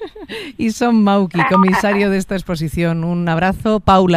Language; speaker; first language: Spanish; native; Spanish